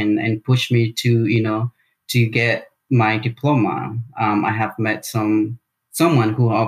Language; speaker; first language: English; non-native, fluent; Spanish